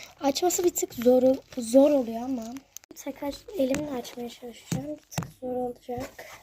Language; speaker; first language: Turkish; native; Turkish